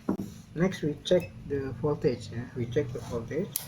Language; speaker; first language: English; non-native, learner; Indonesian